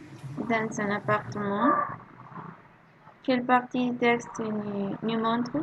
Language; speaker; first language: French; non-native, learner; Spanish